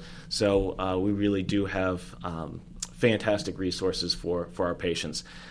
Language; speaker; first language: English; native; English